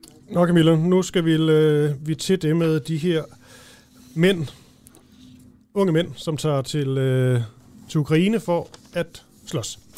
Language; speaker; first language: Danish; native; Danish